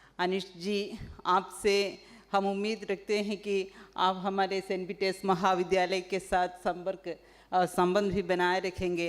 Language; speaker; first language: Hindi; non-native, local second language; Malayalam